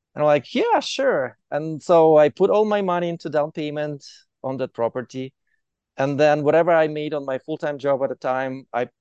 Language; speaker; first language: English; non-native, fluent; Ukrainian